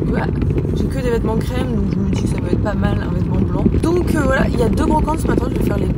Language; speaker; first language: French; native; French